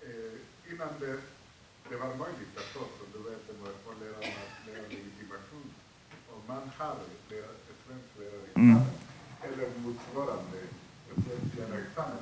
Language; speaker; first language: Swedish; non-native, fluent; Spanish